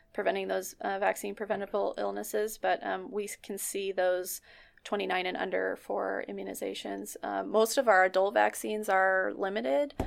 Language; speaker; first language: English; native; English